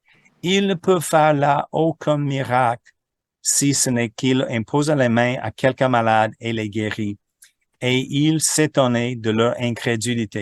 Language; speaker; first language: French; non-native, fluent; English